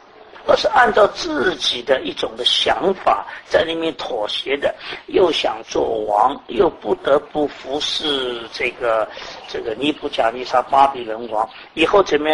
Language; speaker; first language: Chinese; native; Chinese